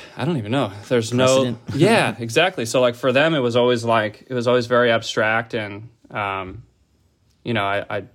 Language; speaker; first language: English; native; English